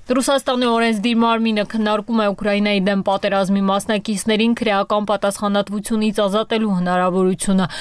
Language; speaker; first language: Armenian; native; Armenian